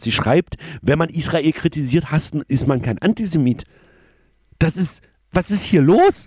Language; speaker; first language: German; native; German